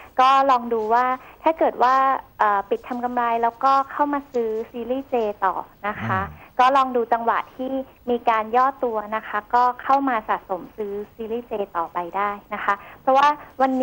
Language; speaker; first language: Thai; native; Thai